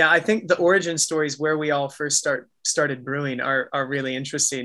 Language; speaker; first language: English; native; English